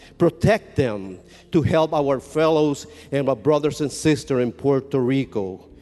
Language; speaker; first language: English; non-native, fluent; Spanish